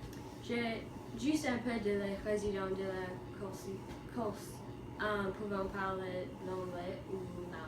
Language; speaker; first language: French; non-native, learner; English